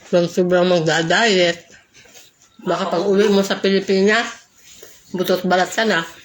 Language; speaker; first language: Filipino; non-native, local second language; Waray